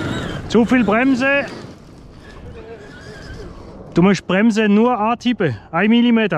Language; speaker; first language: German; non-native, fluent; French